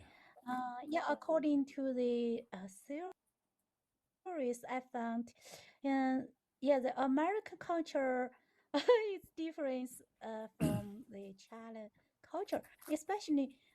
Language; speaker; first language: English; non-native, learner; Chinese